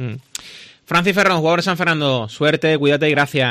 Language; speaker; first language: Spanish; native; Spanish